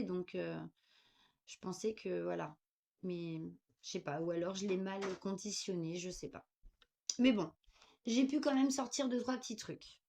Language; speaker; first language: French; native; French